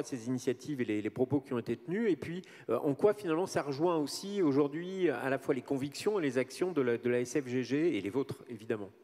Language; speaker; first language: French; native; French